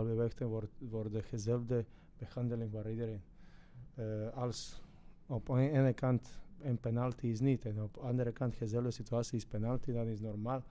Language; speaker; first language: Dutch; non-native, fluent; Croatian